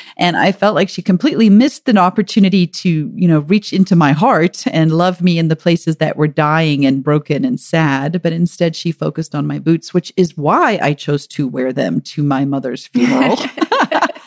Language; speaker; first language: English; native; English